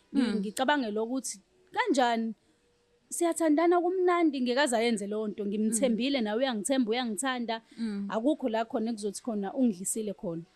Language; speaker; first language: Zulu; native; Zulu